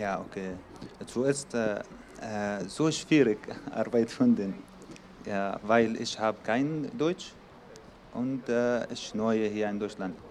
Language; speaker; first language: German; non-native, learner; Arabic